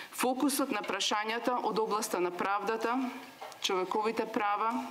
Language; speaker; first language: Macedonian; native; Macedonian